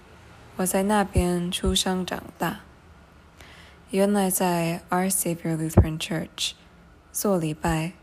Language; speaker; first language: Chinese; non-native, fluent; English